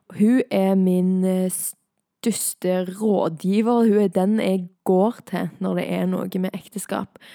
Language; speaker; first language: Norwegian; native; Norwegian